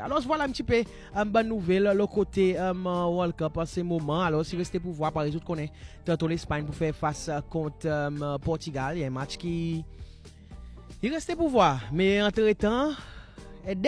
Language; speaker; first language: French; non-native, local second language; Seselwa Creole French